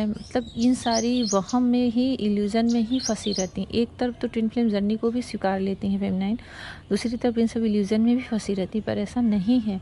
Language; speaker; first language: Hindi; native; Hindi